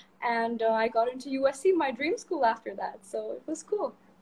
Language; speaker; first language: English; non-native, local second language; Hindi